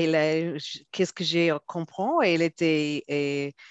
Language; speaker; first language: French; non-native, fluent; Hebrew